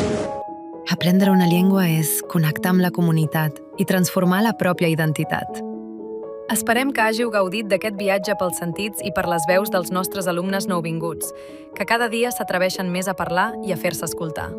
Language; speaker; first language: Catalan; native; Catalan